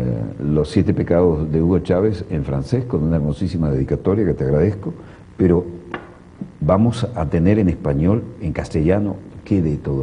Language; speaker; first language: Spanish; native; Spanish